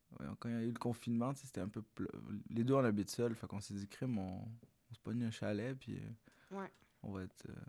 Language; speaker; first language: French; early bilingual, other home language; Arabic